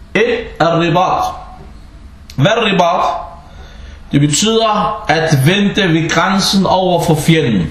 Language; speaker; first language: Danish; early bilingual, other home language; Arabic